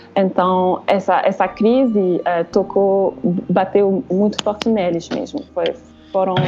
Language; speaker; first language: Portuguese; non-native, fluent; French